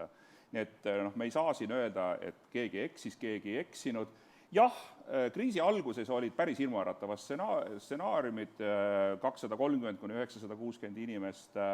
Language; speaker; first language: Estonian; native; Estonian